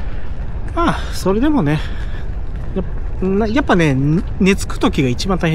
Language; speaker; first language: Japanese; native; Japanese